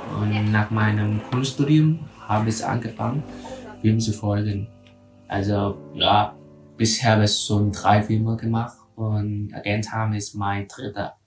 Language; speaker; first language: German; non-native, fluent; Vietnamese